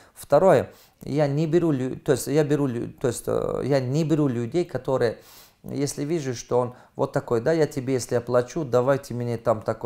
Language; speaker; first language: Russian; non-native, fluent; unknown